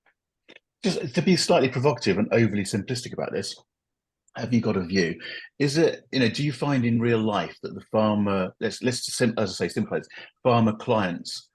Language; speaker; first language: English; native; English